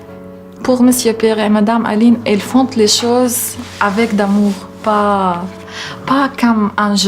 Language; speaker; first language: French; non-native, learner; Arabic